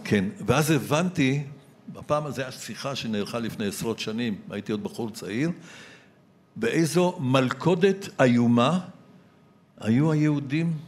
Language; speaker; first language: Hebrew; early bilingual, other home language; Polish